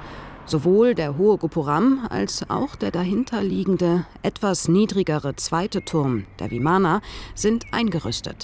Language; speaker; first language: German; native; German